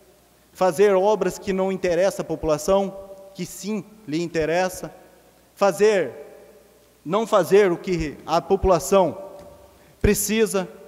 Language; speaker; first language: Portuguese; native; Portuguese